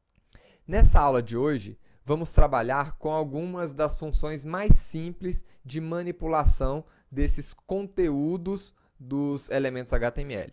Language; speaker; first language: Portuguese; native; Portuguese